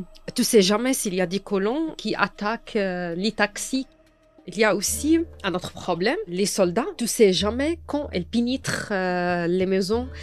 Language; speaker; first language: French; non-native, fluent; Arabic